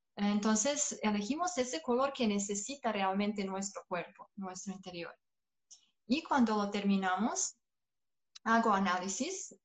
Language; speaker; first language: Spanish; non-native, fluent; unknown